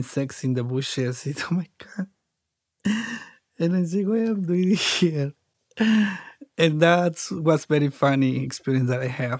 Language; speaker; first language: English; non-native, learner; Spanish